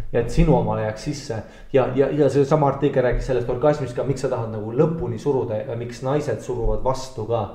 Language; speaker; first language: Estonian; early bilingual, heritage; Estonian